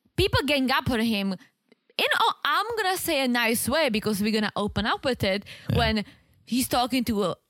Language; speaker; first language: English; non-native, fluent; Czech